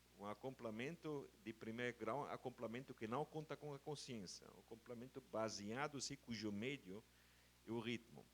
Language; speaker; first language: Portuguese; non-native, fluent; German